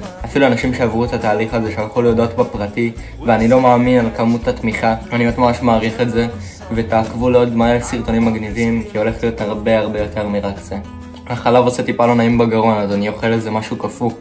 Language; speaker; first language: Hebrew; native; Hebrew